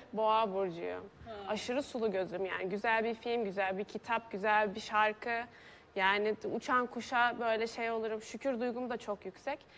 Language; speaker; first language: Turkish; native; Turkish